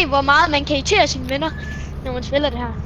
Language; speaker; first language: Danish; native; Danish